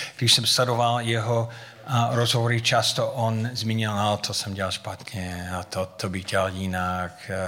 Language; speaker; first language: Czech; non-native, fluent; English